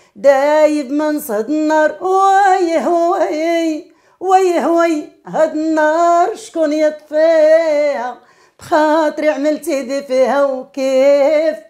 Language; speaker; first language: Arabic; native; Arabic